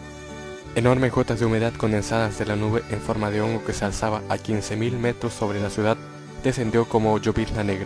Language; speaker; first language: Spanish; native; Spanish